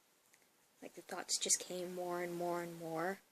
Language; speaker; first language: English; native; English